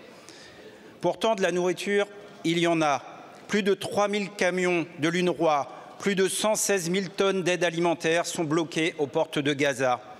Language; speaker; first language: French; native; French